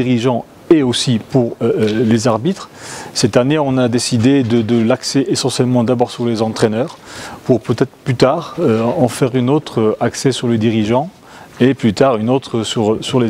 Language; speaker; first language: French; non-native, local second language; Arabic